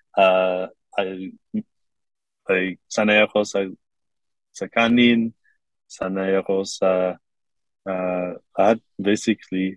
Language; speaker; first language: Filipino; non-native, fluent; English